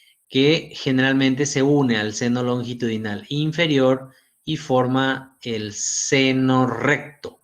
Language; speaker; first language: Spanish; native; Spanish